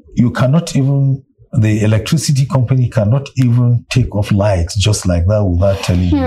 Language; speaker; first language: English; non-native, local second language; Hausa